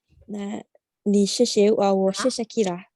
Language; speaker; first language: Chinese; non-native, learner; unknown